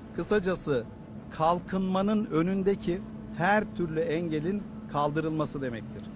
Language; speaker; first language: Turkish; native; Turkish